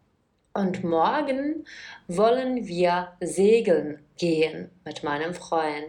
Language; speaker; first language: German; non-native, fluent; Czech